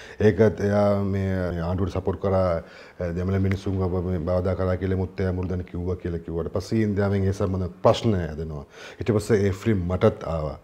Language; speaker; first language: Sinhala; non-native, local second language; Tamil